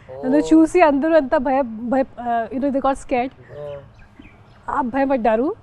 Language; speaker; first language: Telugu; non-native, local second language; Hindi